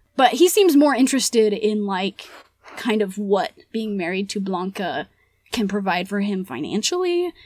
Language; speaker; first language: English; early bilingual, other home language; Spanish